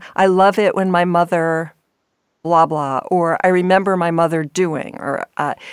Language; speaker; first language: English; native; English